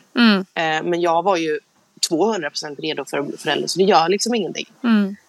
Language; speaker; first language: Swedish; native; Swedish